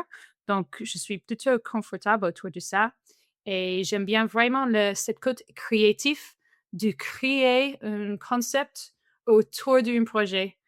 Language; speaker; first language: French; non-native, fluent; English